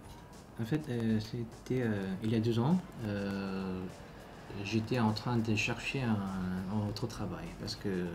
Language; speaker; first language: French; non-native, learner; Korean